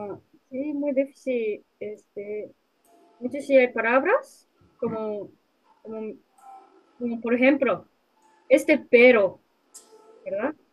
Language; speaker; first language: Spanish; non-native, learner; Japanese